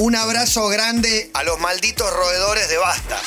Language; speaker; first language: Spanish; native; Spanish